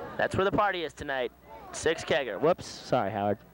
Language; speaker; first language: English; native; English